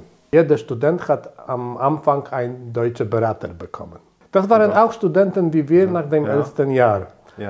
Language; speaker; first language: German; non-native, fluent; Polish